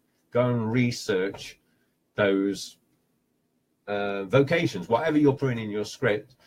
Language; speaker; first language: English; native; English